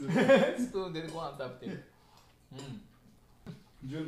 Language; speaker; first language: Japanese; native; Japanese